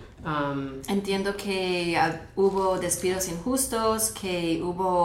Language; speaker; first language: Spanish; non-native, fluent; English